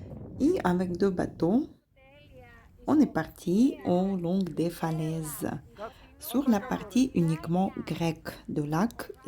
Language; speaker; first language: French; non-native, fluent; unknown